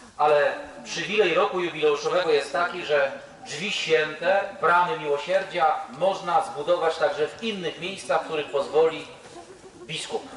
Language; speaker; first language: Polish; native; Polish